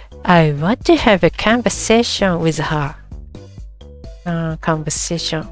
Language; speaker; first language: English; non-native, learner; Japanese